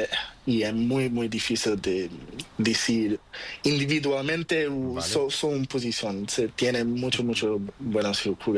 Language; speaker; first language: Spanish; non-native, learner; Portuguese